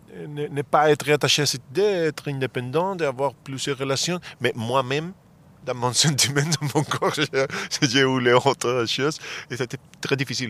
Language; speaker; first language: French; non-native, fluent; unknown